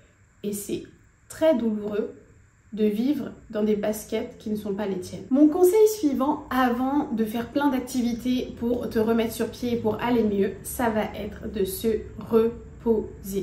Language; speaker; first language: French; native; French